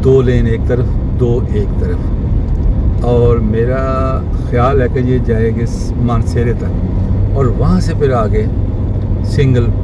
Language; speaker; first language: Urdu; non-native, local second language; Punjabi